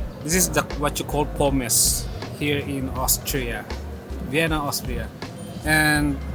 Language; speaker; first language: English; non-native, local second language; Filipino